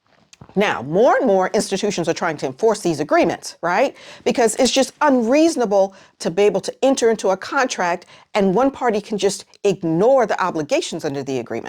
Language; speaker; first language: English; native; English